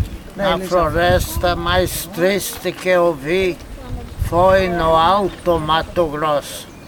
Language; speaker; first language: Portuguese; non-native, fluent; Polish